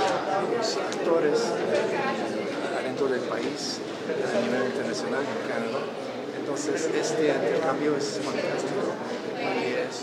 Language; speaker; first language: Spanish; non-native, fluent; French